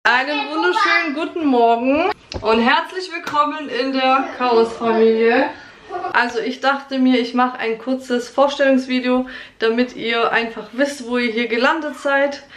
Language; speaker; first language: German; early bilingual, other home language; Polish